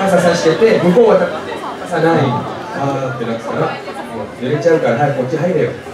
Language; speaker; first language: Japanese; native; Japanese